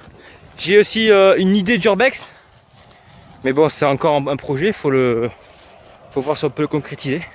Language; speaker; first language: French; native; French